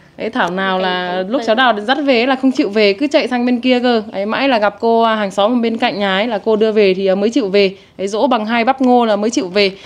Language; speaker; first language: Vietnamese; native; Vietnamese